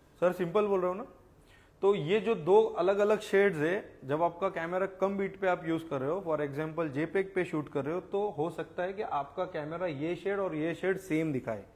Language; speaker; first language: Hindi; non-native, local second language; Marathi